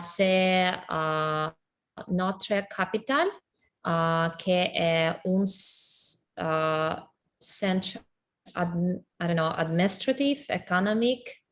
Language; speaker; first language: French; non-native, learner; Russian